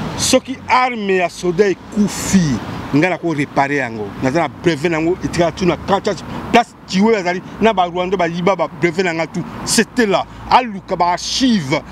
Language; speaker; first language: Lingala; non-native, local second language; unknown